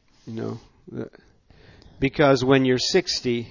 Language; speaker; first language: English; native; English